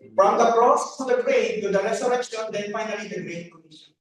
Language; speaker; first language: English; non-native, local second language; Filipino